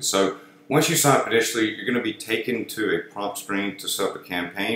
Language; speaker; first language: English; native; English